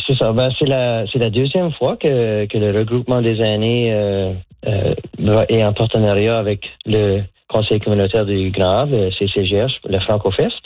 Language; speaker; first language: French; native; French